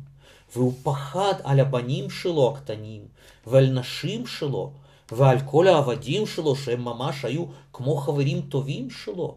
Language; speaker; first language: Hebrew; non-native, fluent; Russian